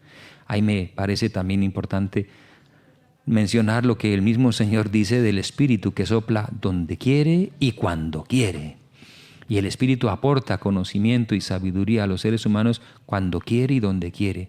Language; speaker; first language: Spanish; native; Spanish